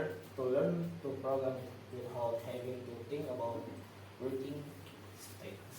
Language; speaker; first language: English; non-native, learner; Indonesian